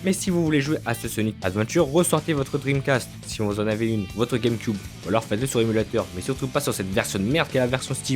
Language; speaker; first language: French; native; French